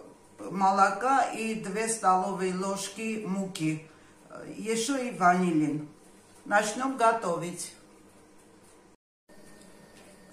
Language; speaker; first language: Russian; non-native, local second language; Armenian